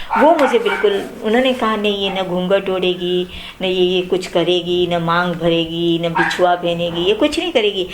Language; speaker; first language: Hindi; non-native, local second language; Marathi